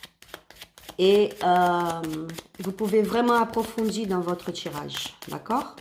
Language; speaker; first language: French; non-native, learner; Spanish